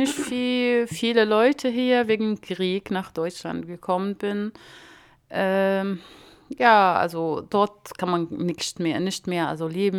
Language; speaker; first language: German; non-native, learner; Arabic